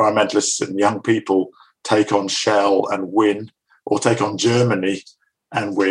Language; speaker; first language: English; native; English